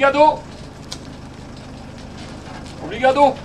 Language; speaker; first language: Portuguese; non-native, learner; French